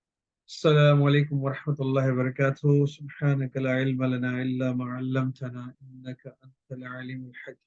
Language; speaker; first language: Arabic; non-native, fluent; Urdu